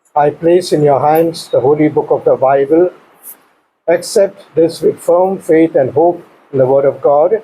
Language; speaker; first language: English; non-native, local second language; Kannada